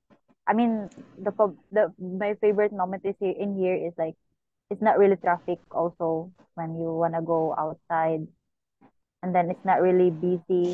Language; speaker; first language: English; non-native, local second language; Cebuano